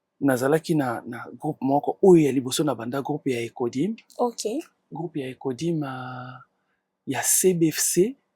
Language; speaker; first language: Lingala; non-native, local second language; Kongo